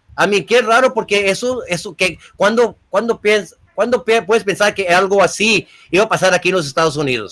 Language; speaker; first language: Spanish; early bilingual, other home language; English